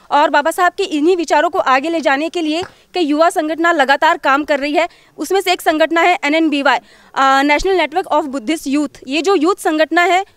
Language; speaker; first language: Hindi; non-native, local second language; Marathi